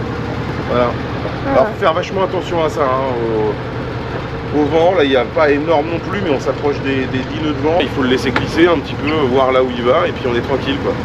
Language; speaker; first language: French; native; French